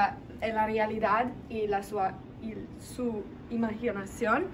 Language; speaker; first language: Spanish; non-native, learner; English